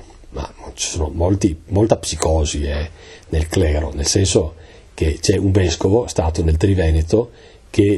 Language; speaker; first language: Italian; native; Italian